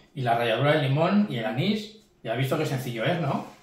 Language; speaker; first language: Spanish; native; Spanish